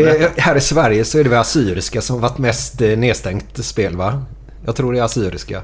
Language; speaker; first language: Swedish; native; Swedish